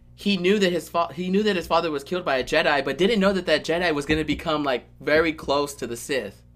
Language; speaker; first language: English; native; English